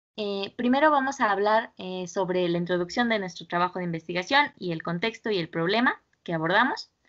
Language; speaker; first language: Spanish; native; Spanish